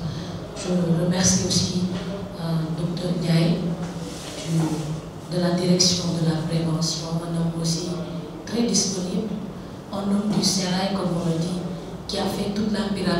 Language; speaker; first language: French; non-native, local second language; Wolof